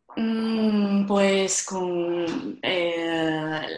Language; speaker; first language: Spanish; native; Spanish